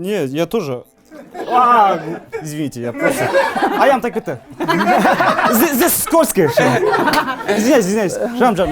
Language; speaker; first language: Russian; non-native, local second language; Kazakh